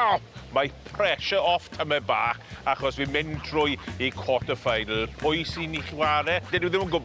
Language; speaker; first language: Welsh; non-native, learner; English